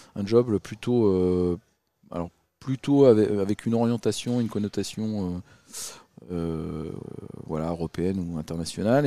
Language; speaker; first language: French; native; French